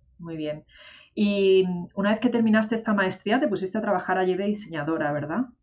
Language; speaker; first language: Spanish; native; Spanish